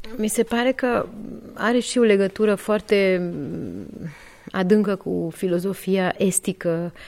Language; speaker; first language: Romanian; non-native, local second language; Hungarian